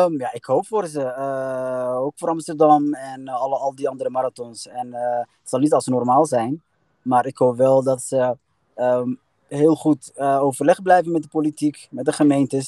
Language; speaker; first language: Dutch; early bilingual, other home language; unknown